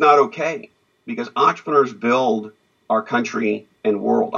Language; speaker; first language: English; native; English